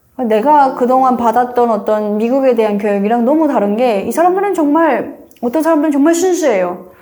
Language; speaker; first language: Korean; native; Korean